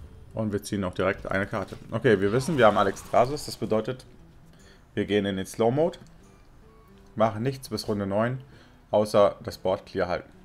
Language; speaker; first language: German; native; German